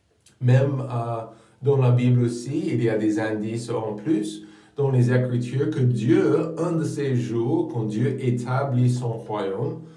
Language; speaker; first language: French; non-native, fluent; English